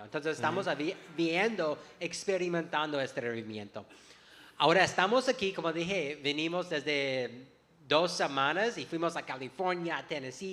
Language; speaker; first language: Spanish; non-native, fluent; English